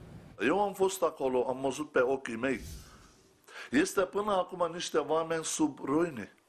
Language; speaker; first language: Romanian; non-native, fluent; Turkish